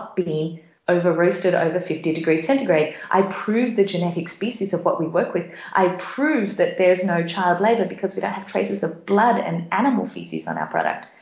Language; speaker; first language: English; native; English